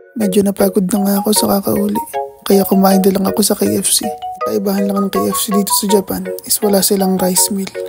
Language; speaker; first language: Filipino; native; Filipino